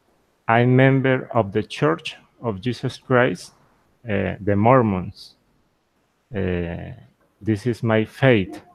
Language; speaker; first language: English; non-native, learner; Spanish